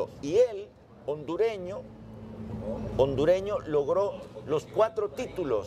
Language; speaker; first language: Spanish; native; Spanish